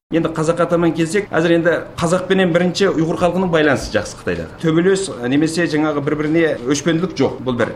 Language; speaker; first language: Kazakh; native; Kazakh